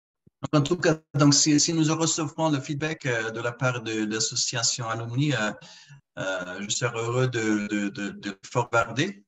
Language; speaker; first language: French; non-native, fluent; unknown